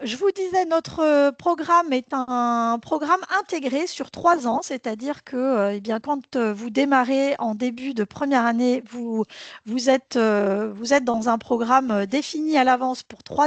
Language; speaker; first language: French; native; French